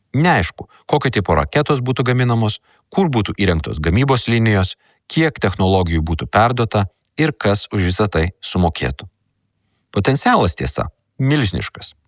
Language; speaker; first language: Lithuanian; native; Lithuanian